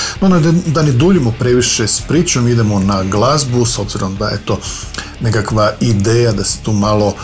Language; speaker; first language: Croatian; native; Croatian